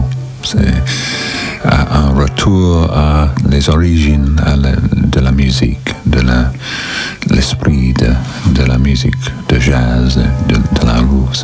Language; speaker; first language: French; non-native, learner; English